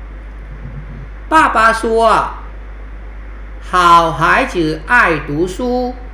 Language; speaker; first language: Chinese; non-native, fluent; Thai